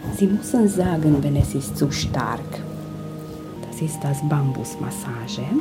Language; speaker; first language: German; non-native, learner; Hungarian